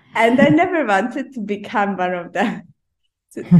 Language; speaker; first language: English; non-native, fluent; Hungarian